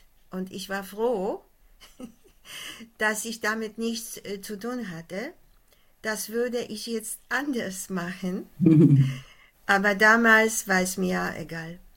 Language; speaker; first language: German; non-native, fluent; Polish